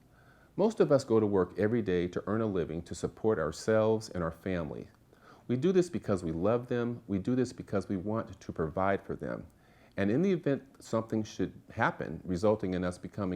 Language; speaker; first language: English; native; English